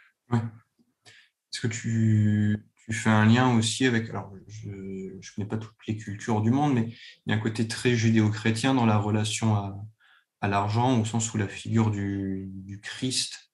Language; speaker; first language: French; native; French